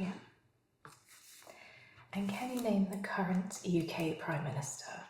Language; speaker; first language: English; native; English